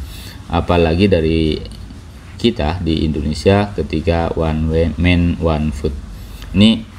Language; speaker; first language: Indonesian; native; Indonesian